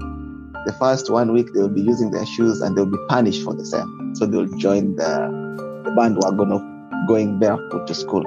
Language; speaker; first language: English; non-native, local second language; Luyia